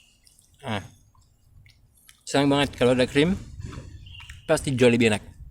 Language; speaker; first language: Indonesian; non-native, fluent; French